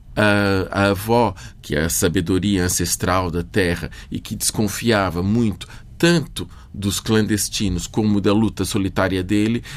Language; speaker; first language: Portuguese; native; Portuguese